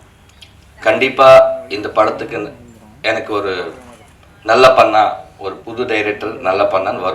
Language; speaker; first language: Tamil; non-native, learner; Telugu